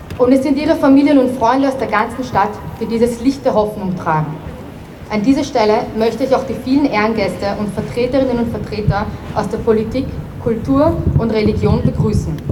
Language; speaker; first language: German; native; German